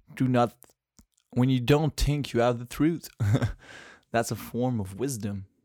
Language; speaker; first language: English; non-native, fluent; French